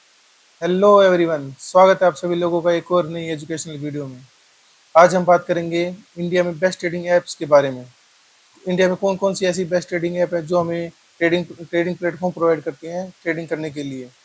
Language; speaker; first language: Hindi; native; Hindi